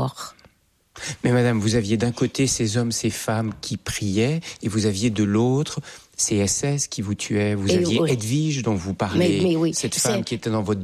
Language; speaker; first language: French; native; French